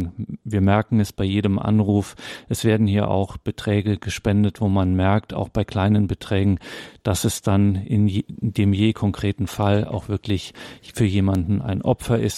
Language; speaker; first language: German; native; German